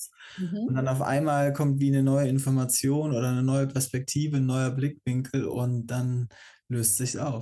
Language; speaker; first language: German; native; German